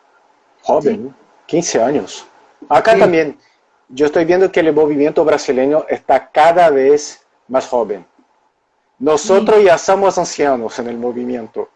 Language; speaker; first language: Spanish; non-native, local second language; Portuguese